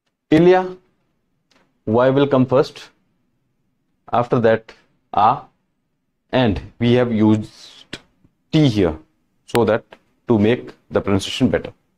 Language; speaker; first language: English; non-native, local second language; Hindi